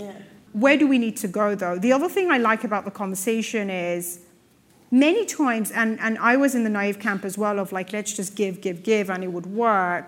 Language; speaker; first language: English; non-native, local second language; Yoruba